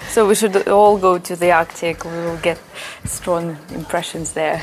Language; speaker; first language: English; non-native, fluent; Russian